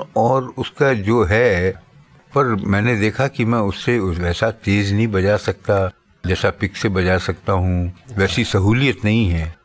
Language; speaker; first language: Hindi; native; Hindi